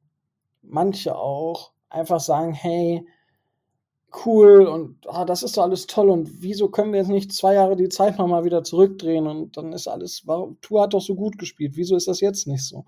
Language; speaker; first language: German; native; German